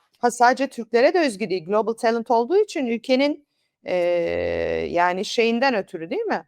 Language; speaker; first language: Turkish; native; Turkish